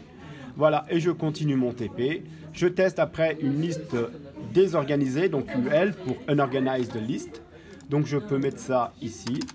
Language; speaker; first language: French; native; French